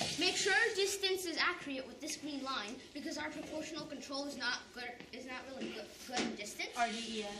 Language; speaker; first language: English; native; English